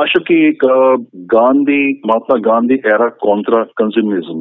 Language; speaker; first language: Portuguese; non-native, fluent; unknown